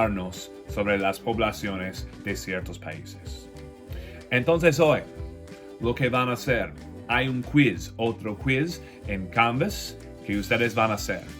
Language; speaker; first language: Spanish; non-native, fluent; English